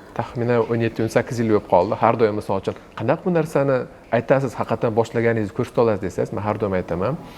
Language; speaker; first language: Uzbek; native; Uzbek